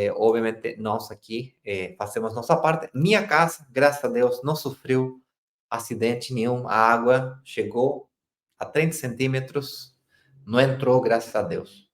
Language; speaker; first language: Portuguese; non-native, fluent; Spanish